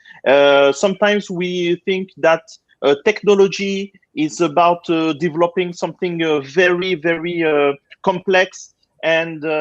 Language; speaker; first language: English; non-native, fluent; French